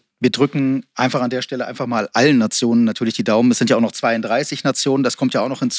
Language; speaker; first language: German; native; German